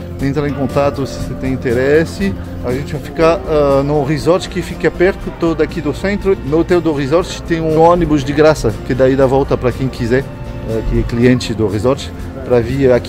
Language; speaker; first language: Portuguese; non-native, fluent; French